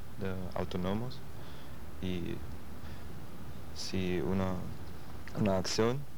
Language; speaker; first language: Spanish; non-native, learner; German